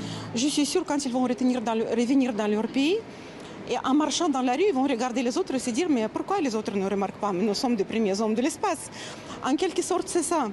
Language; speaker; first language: French; non-native, fluent; Russian